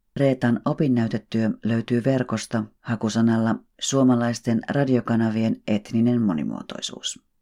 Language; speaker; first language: Finnish; native; Finnish